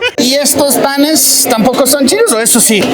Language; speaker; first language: Spanish; native; Spanish